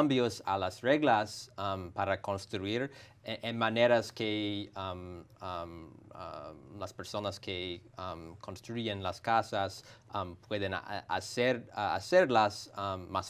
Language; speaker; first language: Spanish; non-native, fluent; English